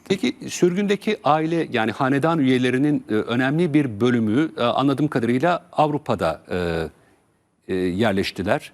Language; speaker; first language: Turkish; native; Turkish